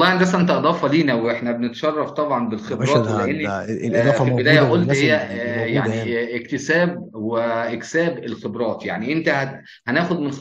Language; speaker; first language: Arabic; native; Arabic